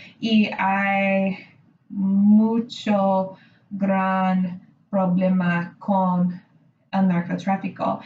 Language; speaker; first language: Spanish; non-native, learner; English